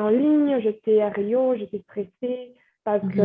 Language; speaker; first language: French; non-native, fluent; Portuguese